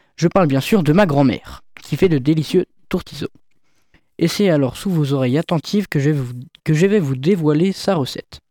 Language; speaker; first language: French; native; French